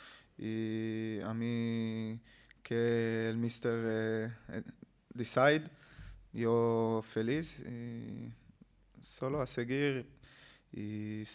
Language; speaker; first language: Spanish; non-native, learner; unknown